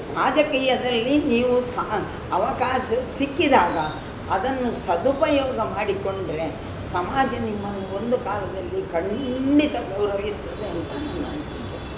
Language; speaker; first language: Kannada; non-native, local second language; Tulu